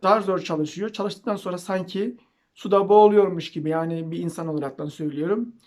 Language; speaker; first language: Turkish; native; Turkish